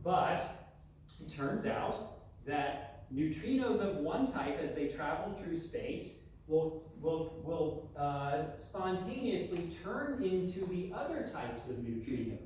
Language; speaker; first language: English; native; English